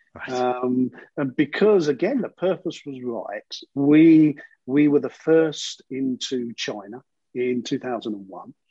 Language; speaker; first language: English; native; English